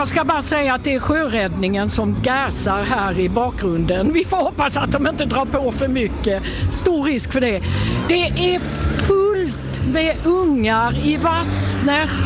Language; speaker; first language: Swedish; native; Swedish